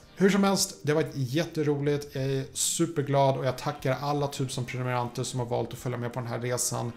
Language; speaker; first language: Swedish; early bilingual, other home language; Polish